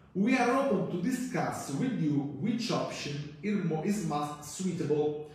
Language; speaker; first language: English; non-native, fluent; Italian